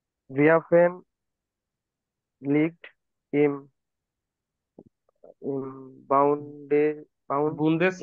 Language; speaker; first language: German; non-native, learner; Bangla